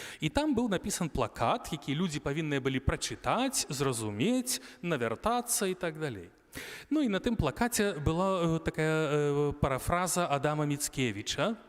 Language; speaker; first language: Belarusian; native; Belarusian